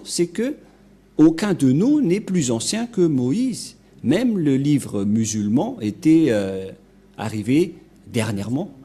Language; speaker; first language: French; non-native, local second language; Malagasy